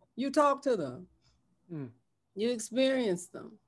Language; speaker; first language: English; native; English